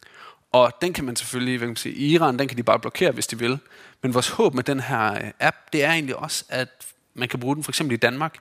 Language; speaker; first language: Danish; native; Danish